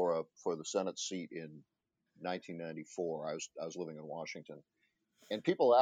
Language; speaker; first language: English; native; English